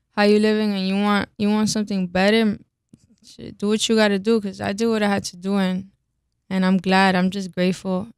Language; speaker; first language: English; early bilingual, other home language; Spanish